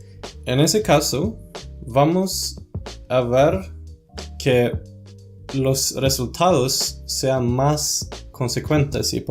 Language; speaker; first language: Spanish; non-native, fluent; Swedish